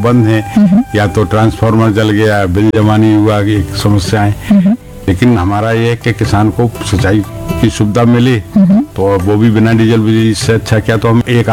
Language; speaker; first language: Hindi; native; Hindi